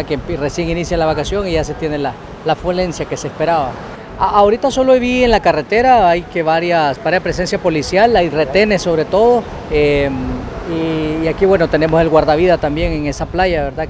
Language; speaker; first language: Spanish; native; Spanish